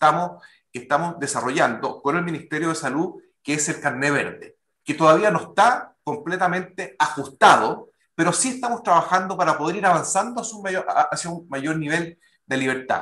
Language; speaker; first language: Spanish; native; Spanish